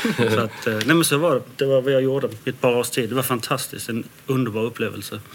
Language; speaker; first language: Swedish; early bilingual, other home language; Danish